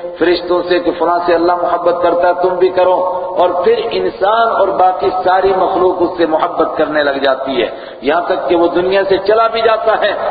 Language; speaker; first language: Urdu; native; Urdu